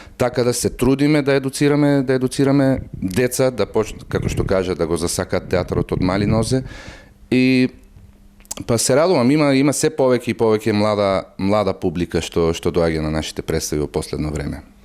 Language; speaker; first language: Macedonian; native; Macedonian